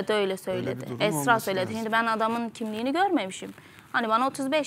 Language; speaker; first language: Turkish; native; Turkish